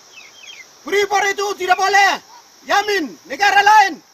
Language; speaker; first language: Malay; non-native, local second language; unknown